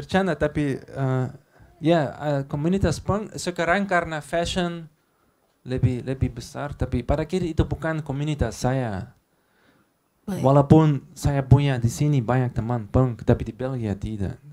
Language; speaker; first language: Indonesian; non-native, learner; Dutch